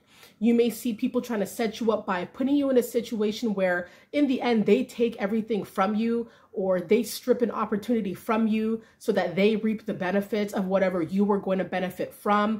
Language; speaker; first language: English; native; English